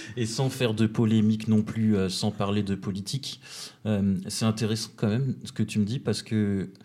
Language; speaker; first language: French; native; French